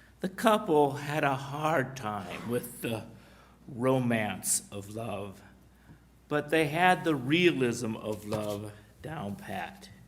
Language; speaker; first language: English; native; English